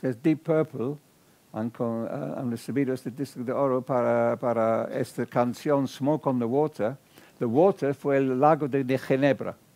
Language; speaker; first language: Spanish; non-native, fluent; English